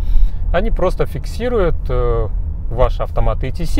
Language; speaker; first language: Russian; native; Russian